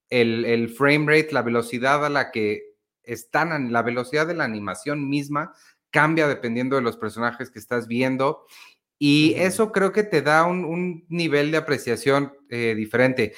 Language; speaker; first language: Spanish; native; Spanish